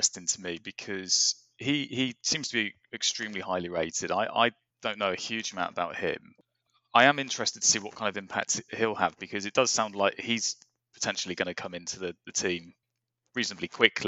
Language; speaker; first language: English; native; English